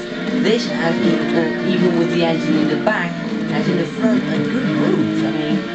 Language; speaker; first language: English; non-native, fluent; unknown